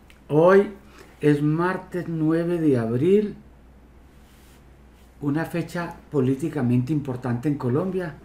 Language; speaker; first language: Spanish; native; Spanish